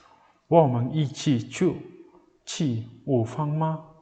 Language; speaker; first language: Chinese; non-native, fluent; Mongolian